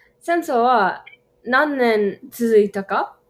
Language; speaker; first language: Japanese; non-native, learner; English